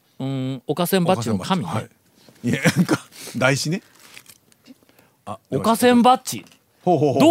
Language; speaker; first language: Japanese; native; Japanese